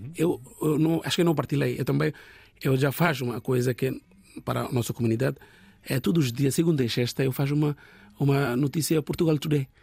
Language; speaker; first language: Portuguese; non-native, learner; Bangla